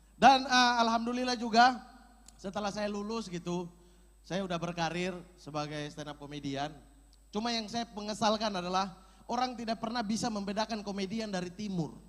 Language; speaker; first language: Indonesian; native; Indonesian